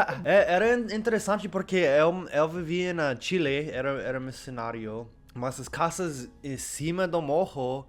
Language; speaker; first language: Portuguese; non-native, learner; English